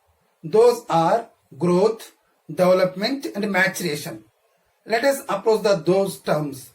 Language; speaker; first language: English; non-native, local second language; Telugu